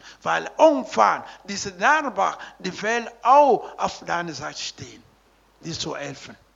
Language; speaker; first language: German; non-native, learner; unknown